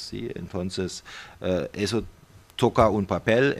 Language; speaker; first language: Spanish; non-native, fluent; German